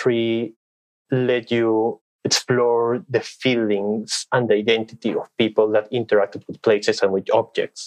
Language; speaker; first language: English; non-native, fluent; Spanish